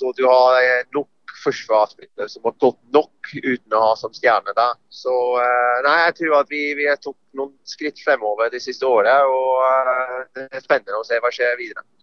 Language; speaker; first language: Norwegian; non-native, fluent; English